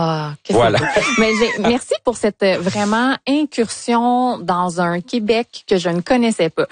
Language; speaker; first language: French; native; French